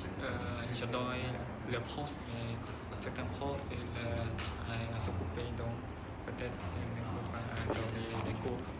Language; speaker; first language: French; non-native, learner; Khmer